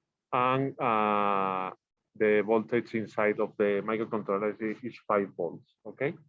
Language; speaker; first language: English; non-native, learner; Spanish